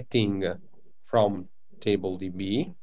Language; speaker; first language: English; non-native, learner; Italian